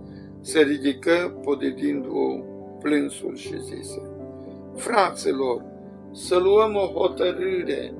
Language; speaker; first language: Romanian; native; Romanian